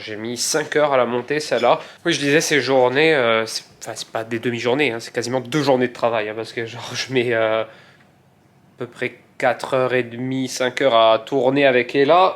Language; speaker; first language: French; native; French